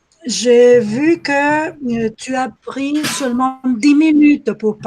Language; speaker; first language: French; non-native, fluent; Spanish